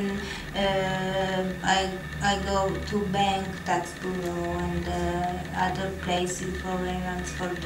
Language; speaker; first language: English; non-native, fluent; Italian